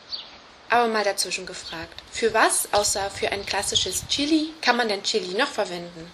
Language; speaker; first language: German; native; German